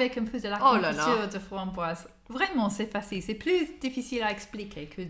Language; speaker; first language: French; non-native, learner; English